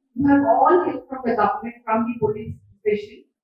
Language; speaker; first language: English; non-native, local second language; Telugu